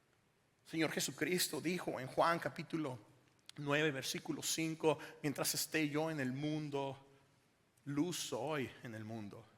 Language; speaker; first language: Spanish; native; Spanish